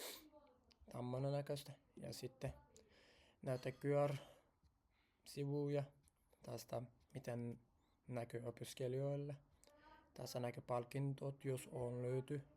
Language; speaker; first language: Finnish; non-native, learner; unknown